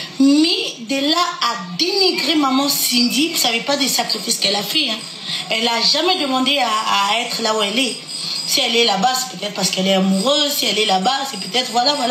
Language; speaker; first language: French; non-native, local second language; Lingala